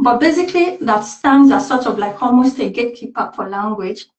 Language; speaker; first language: English; non-native, local second language; Yoruba